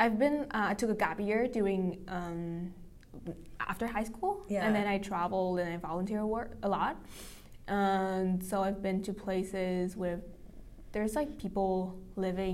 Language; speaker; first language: English; non-native, fluent; Vietnamese